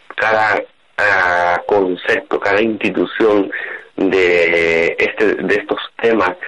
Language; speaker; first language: Spanish; native; Spanish